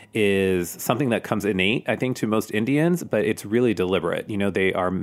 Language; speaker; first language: English; native; English